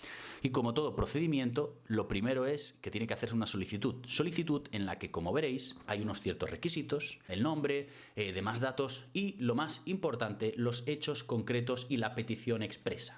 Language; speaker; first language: Spanish; native; Spanish